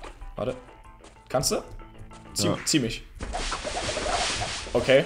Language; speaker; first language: German; native; German